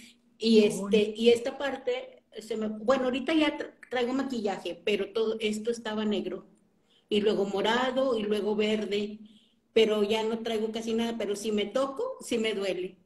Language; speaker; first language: Spanish; native; Spanish